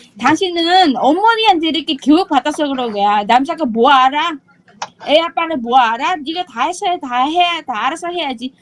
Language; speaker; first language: Korean; non-native, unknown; Vietnamese